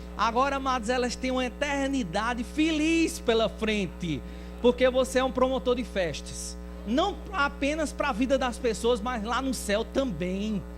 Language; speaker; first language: Portuguese; native; Portuguese